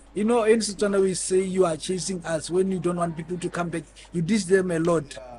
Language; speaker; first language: English; non-native, local second language; Tswana